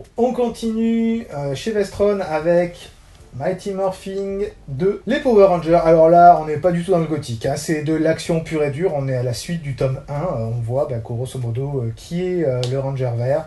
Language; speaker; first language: French; native; French